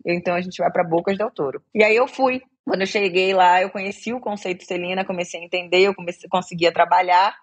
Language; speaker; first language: Portuguese; native; Portuguese